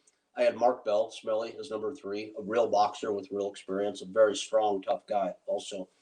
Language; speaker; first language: English; native; English